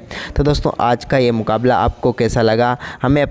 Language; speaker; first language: Hindi; native; Hindi